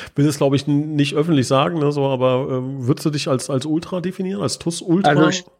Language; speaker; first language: German; non-native, fluent; Arabic